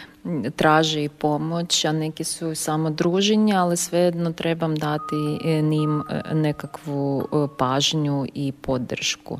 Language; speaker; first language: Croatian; non-native, fluent; Ukrainian